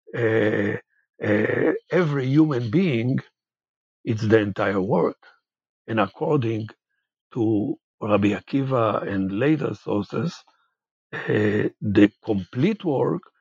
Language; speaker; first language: English; non-native, fluent; Hebrew